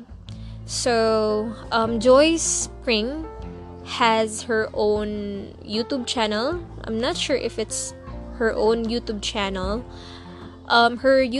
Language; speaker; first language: English; non-native, local second language; Cebuano